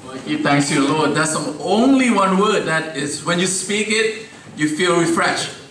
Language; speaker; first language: English; non-native, fluent; Thai